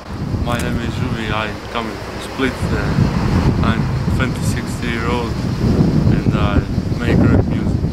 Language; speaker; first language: English; non-native, learner; Croatian